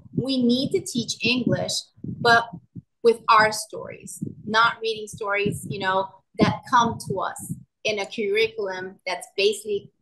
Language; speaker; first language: English; non-native, local second language; Spanish